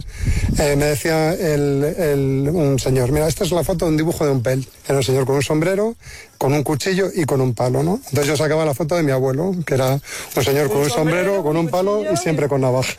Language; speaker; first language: Spanish; native; Spanish